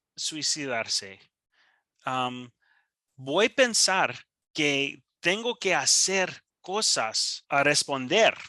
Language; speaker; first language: Spanish; non-native, learner; English